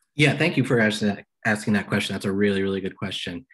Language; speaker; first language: English; native; English